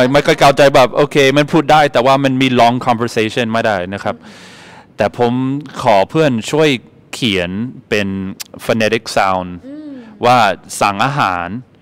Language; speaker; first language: Thai; non-native, fluent; English